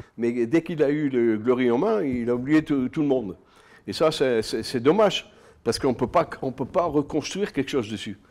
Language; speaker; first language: French; native; French